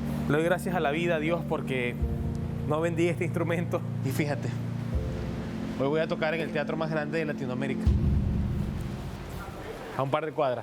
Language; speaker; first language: Spanish; native; Spanish